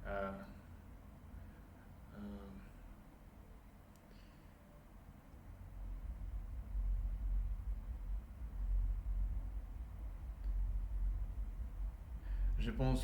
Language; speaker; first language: French; non-native, learner; Russian